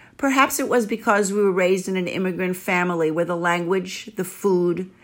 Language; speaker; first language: English; early bilingual, other home language; Greek